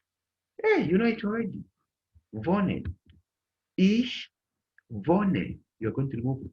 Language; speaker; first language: German; non-native, learner; Bemba